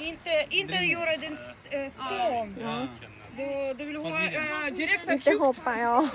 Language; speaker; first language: Swedish; non-native, learner; Thai